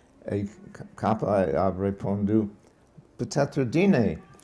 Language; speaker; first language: French; non-native, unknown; English